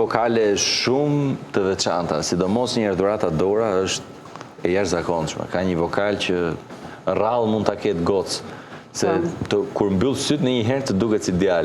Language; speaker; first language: Albanian; native; Albanian